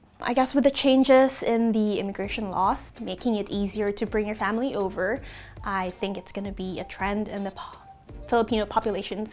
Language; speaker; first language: English; non-native, local second language; Hiligaynon